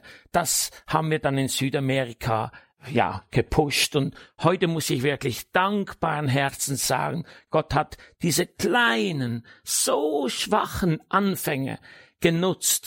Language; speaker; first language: German; native; German